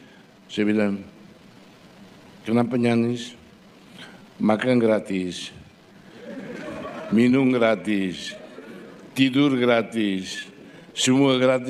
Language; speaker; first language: Indonesian; non-native, fluent; Portuguese